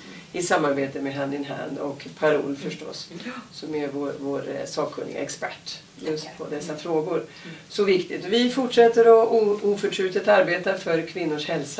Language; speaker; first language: Swedish; native; Swedish